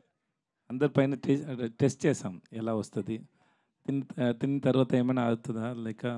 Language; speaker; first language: Telugu; non-native, learner; Tamil